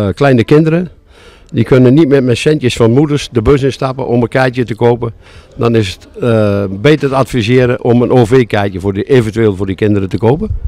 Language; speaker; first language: Dutch; native; Dutch